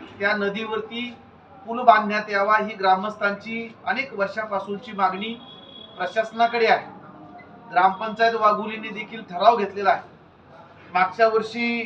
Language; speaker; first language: Marathi; native; Marathi